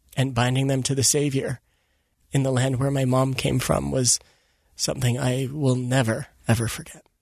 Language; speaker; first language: English; early bilingual, other home language; Filipino